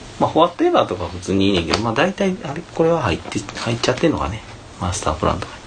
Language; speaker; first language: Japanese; native; Japanese